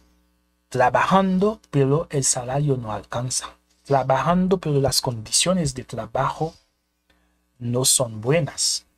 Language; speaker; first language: Spanish; non-native, fluent; Haitian Creole